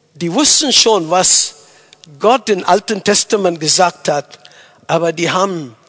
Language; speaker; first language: German; non-native, fluent; Tamil